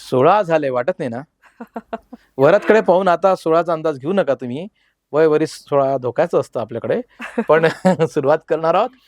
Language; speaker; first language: Marathi; native; Marathi